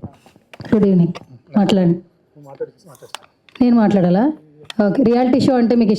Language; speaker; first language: Telugu; native; Telugu